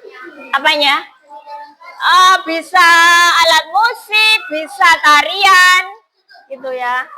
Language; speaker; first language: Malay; non-native, local second language; Javanese